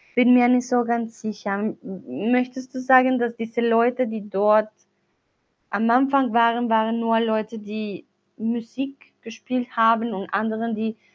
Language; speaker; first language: German; non-native, fluent; Spanish